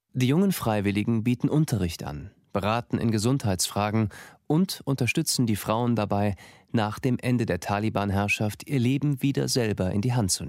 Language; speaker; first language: German; native; German